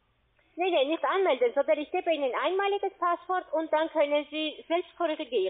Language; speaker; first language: German; non-native, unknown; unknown